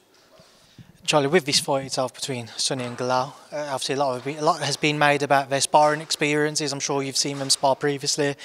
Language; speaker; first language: English; native; English